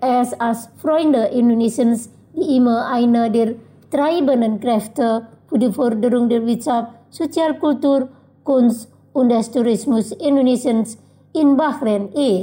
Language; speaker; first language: German; non-native, fluent; Indonesian